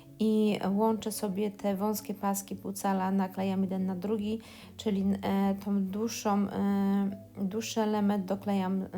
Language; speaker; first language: Polish; native; Polish